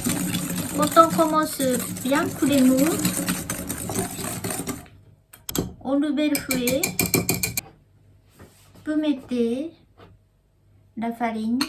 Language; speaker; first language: French; non-native, learner; Japanese